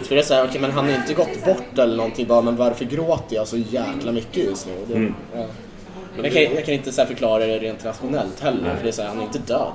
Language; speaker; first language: Swedish; native; Swedish